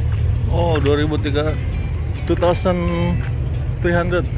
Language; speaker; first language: English; non-native, learner; Indonesian